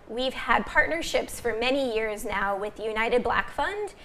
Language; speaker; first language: English; native; English